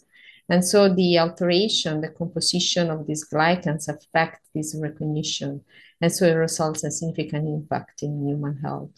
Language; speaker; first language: English; non-native, fluent; Italian